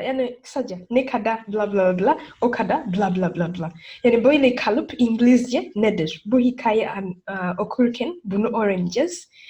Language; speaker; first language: Turkish; non-native, learner; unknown